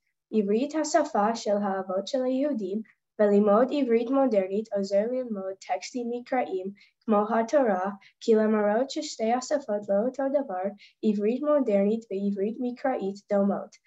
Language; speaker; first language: Hebrew; non-native, learner; English